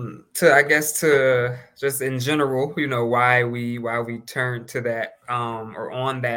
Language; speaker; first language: English; native; English